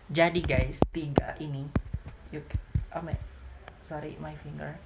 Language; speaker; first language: English; non-native, learner; Indonesian